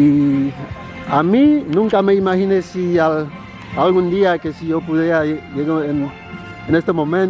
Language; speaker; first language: Spanish; non-native, learner; Haitian Creole